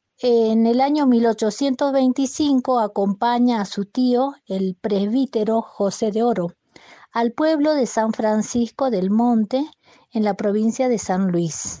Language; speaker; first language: Spanish; native; Spanish